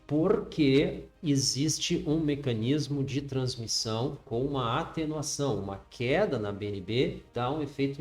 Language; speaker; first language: Portuguese; native; Portuguese